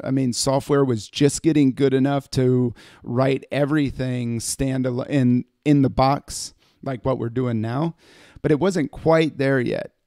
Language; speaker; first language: English; native; English